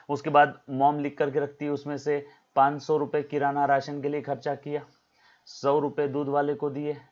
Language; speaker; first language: Hindi; non-native, local second language; Marathi